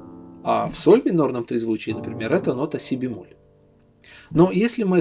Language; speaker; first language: Russian; native; Russian